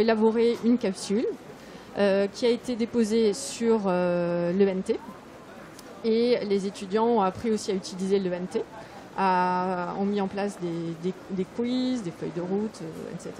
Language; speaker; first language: French; native; French